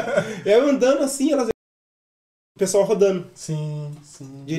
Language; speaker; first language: Portuguese; native; Portuguese